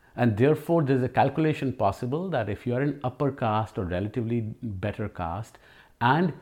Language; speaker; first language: English; non-native, local second language; Hindi